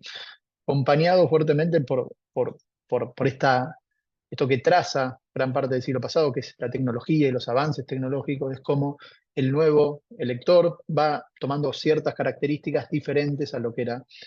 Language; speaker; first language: Spanish; native; Spanish